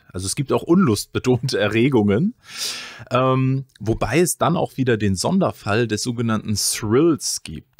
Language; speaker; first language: German; native; German